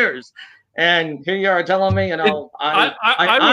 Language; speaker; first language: English; native; English